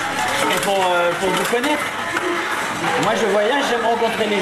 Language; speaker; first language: French; native; French